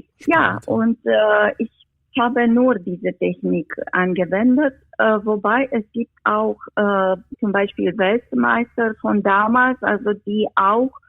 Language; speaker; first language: German; non-native, fluent; Romanian